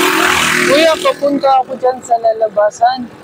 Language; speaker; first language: Filipino; non-native, learner; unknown